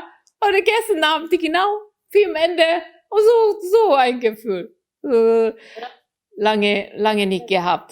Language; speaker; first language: German; non-native, fluent; Korean